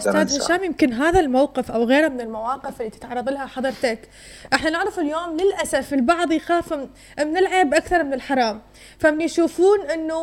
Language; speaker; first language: Arabic; native; Arabic